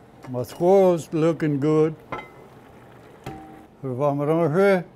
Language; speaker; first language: English; early bilingual, other home language; French